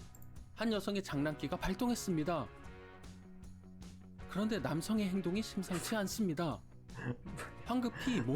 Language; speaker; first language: Korean; native; Korean